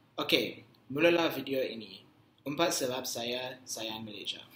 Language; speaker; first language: Malay; non-native, learner; English